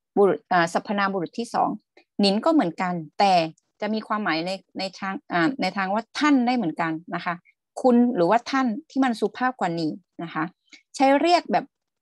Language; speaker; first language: Thai; native; Thai